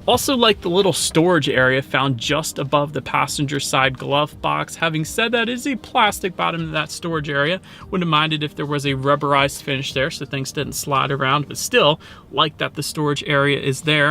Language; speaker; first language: English; native; English